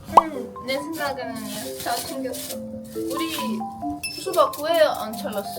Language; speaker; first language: Korean; non-native, learner; Russian